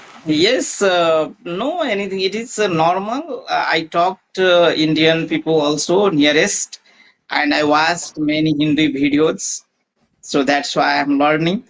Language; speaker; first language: English; non-native, learner; Maithili